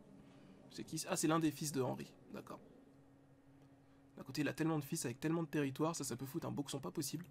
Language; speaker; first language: French; native; French